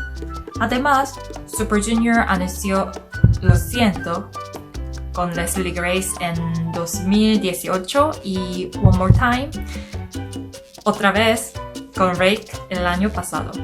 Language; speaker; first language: Spanish; non-native, learner; Korean